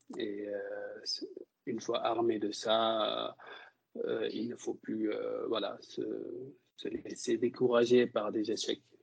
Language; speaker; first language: French; non-native, local second language; Wolof